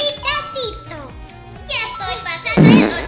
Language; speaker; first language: Spanish; native; Spanish